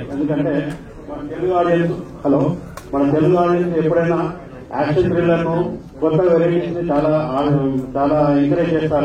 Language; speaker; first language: Telugu; native; Telugu